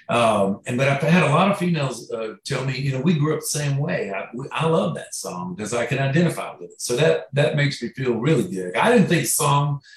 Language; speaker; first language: English; native; English